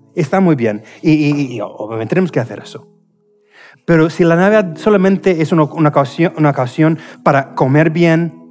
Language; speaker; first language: Spanish; non-native, fluent; English